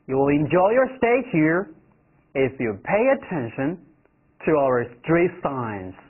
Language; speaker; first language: English; non-native, fluent; Chinese